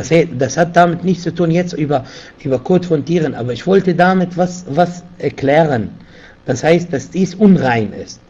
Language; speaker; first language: German; non-native, fluent; Arabic